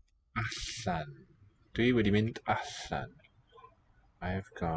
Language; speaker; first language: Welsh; non-native, learner; English